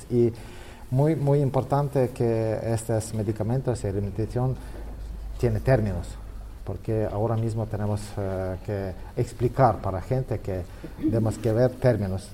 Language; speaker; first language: Spanish; non-native, learner; Ukrainian